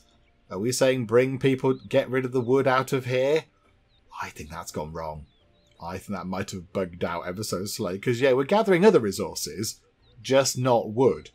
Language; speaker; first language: English; native; English